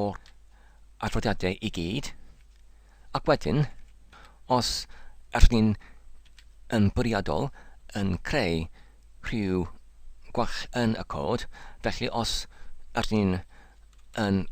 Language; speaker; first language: Welsh; non-native, learner; English